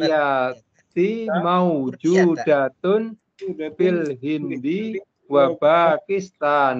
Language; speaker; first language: Arabic; non-native, learner; Indonesian